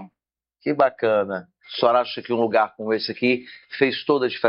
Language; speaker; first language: Portuguese; native; Portuguese